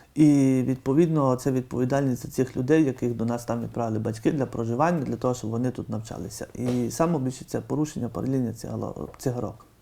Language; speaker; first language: Ukrainian; native; Ukrainian